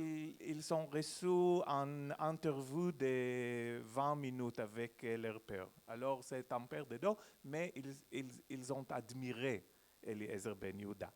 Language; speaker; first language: French; non-native, learner; Hebrew